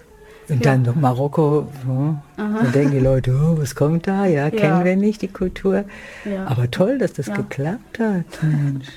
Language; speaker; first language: German; native; German